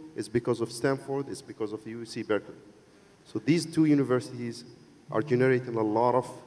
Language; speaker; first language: English; non-native, fluent; Arabic